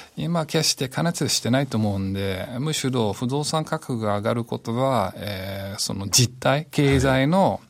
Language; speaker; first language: Japanese; non-native, fluent; English